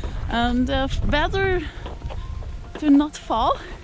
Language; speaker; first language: English; non-native, fluent; Dutch